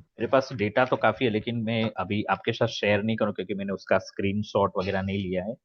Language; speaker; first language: Hindi; native; Hindi